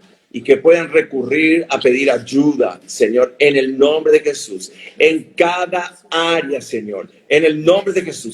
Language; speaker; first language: Spanish; native; Spanish